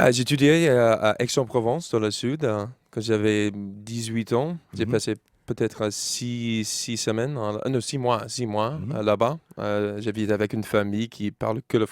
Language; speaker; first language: French; non-native, fluent; English